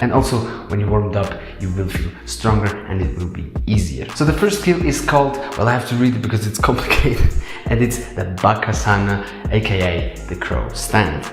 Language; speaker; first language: English; non-native, fluent; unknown